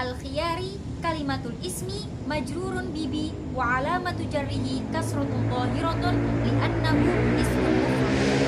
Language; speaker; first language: Arabic; non-native, learner; Indonesian